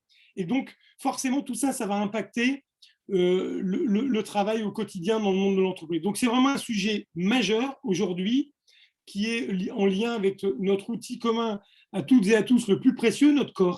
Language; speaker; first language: French; native; French